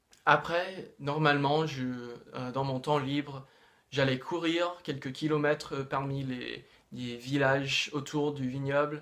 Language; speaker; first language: French; non-native, fluent; English